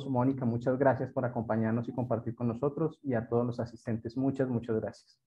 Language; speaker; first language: Spanish; native; Spanish